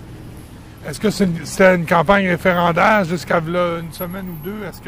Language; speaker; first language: French; native; French